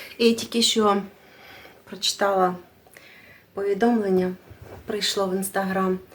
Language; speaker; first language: Ukrainian; non-native, local second language; Russian